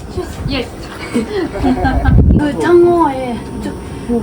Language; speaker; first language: Korean; non-native, fluent; Ukrainian